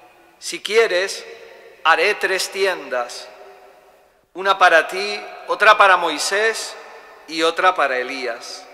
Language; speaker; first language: Spanish; native; Spanish